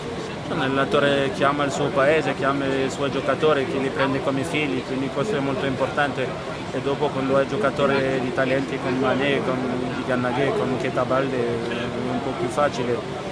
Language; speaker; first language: Italian; non-native, fluent; French